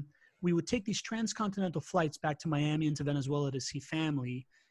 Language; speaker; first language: English; early bilingual, other home language; Spanish